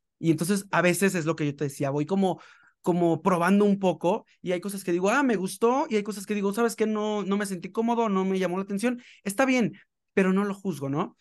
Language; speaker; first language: Spanish; native; Spanish